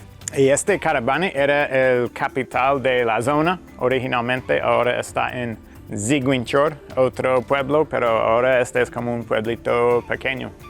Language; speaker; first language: Spanish; non-native, fluent; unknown